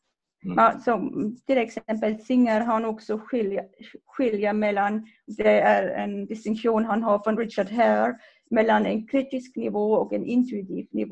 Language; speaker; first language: Swedish; non-native, fluent; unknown